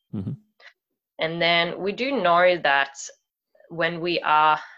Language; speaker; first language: English; non-native, fluent; Swedish